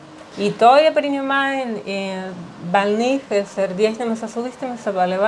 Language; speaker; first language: Russian; non-native, learner; Spanish